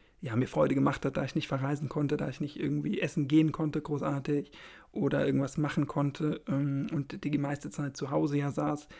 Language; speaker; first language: German; native; German